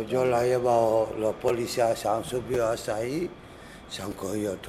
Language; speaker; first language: Spanish; non-native, learner; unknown